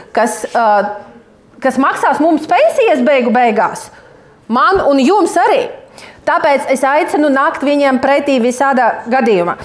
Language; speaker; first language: Latvian; non-native, local second language; Russian